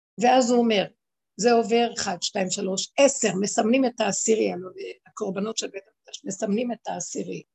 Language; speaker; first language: Hebrew; native; Hebrew